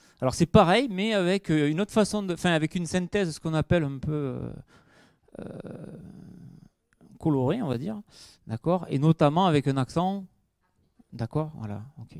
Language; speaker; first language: French; native; French